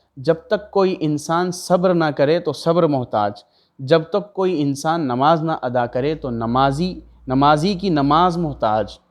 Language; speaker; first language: Urdu; native; Urdu